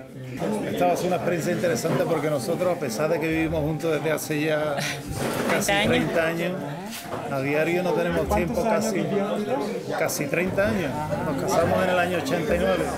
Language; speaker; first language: Spanish; native; Spanish